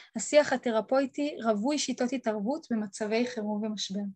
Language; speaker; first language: Hebrew; non-native, fluent; Russian